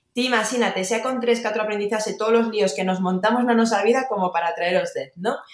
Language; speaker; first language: Galician; non-native, local second language; Spanish